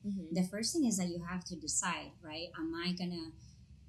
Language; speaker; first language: English; non-native, fluent; Spanish